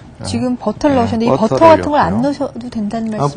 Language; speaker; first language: Korean; native; Korean